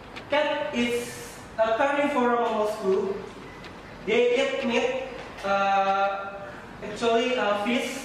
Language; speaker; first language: English; non-native, learner; Indonesian